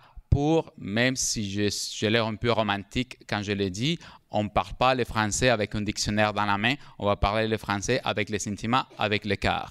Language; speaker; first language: French; non-native, fluent; Spanish